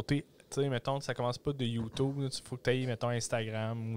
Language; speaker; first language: French; native; French